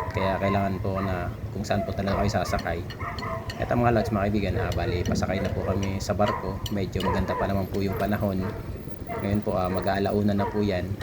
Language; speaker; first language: Filipino; non-native, local second language; Bikol